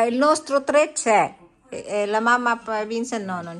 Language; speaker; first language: Italian; non-native, learner; Filipino